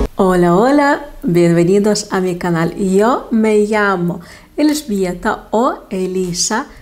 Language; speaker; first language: Spanish; non-native, fluent; Lithuanian